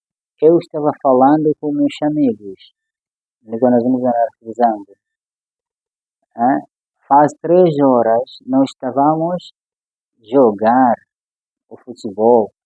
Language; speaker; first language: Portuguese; non-native, fluent; Swahili